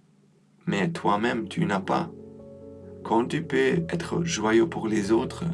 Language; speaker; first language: French; non-native, learner; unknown